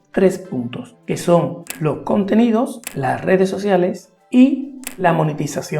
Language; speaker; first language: Spanish; native; Spanish